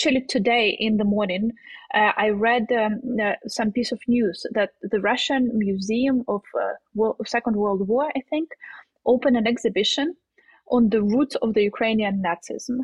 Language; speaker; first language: English; non-native, fluent; Ukrainian